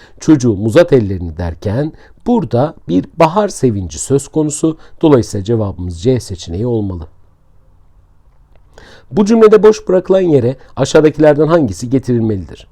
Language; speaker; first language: Turkish; native; Turkish